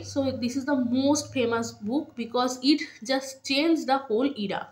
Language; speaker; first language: English; non-native, local second language; Bangla